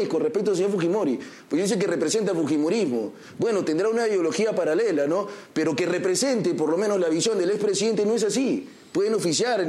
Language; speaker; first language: Spanish; native; Spanish